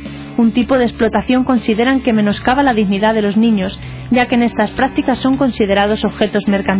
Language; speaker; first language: Spanish; native; Spanish